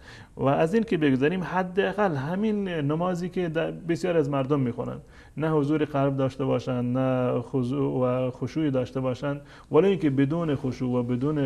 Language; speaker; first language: Persian; native; Persian